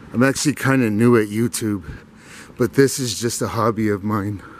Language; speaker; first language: English; native; English